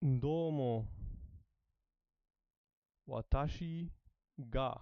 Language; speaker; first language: Japanese; non-native, learner; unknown